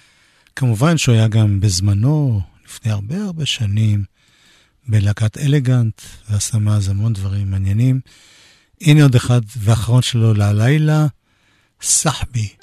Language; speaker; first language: Hebrew; native; Hebrew